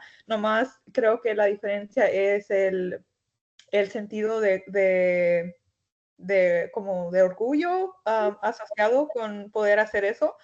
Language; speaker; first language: Spanish; early bilingual, heritage; Spanish